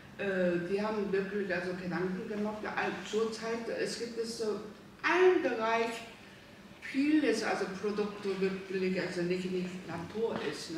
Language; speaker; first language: German; non-native, learner; Korean